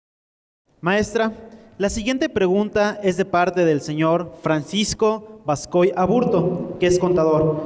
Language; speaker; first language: Spanish; native; Spanish